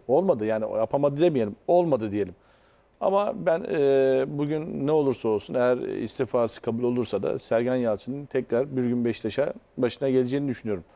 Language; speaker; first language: Turkish; native; Turkish